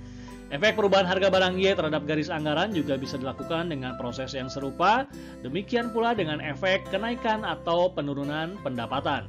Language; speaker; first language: Indonesian; native; Indonesian